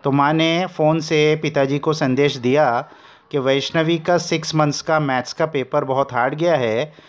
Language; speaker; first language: Hindi; non-native, local second language; Marathi